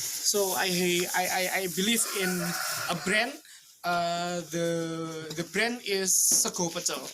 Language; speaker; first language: English; non-native, fluent; Indonesian